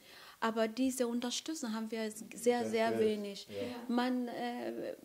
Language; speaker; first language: German; non-native, fluent; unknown